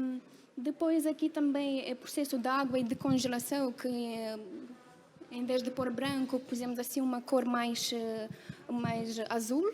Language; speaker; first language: Portuguese; non-native, fluent; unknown